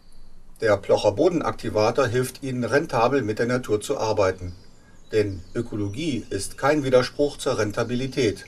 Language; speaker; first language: German; native; German